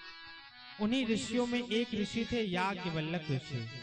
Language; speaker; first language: Hindi; native; Hindi